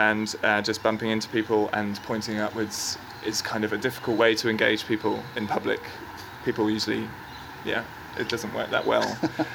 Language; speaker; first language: English; native; English